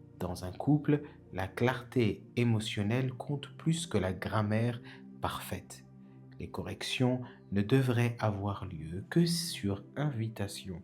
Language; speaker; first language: French; native; French